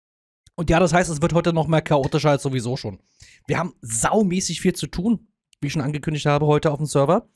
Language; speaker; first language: German; native; German